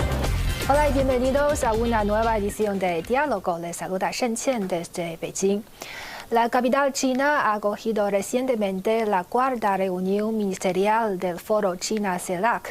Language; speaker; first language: Spanish; non-native, fluent; Chinese